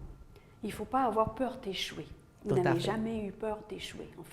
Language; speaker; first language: French; native; French